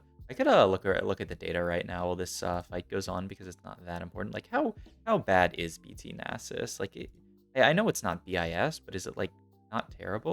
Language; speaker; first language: English; native; English